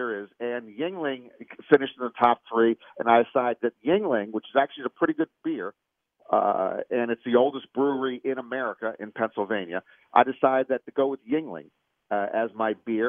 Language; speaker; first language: English; native; English